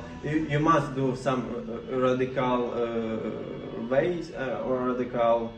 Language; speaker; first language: English; non-native, learner; Ukrainian